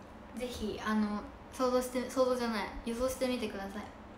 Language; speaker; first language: Japanese; native; Japanese